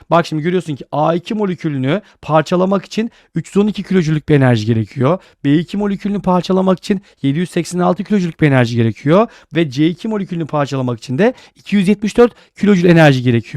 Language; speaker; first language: Turkish; native; Turkish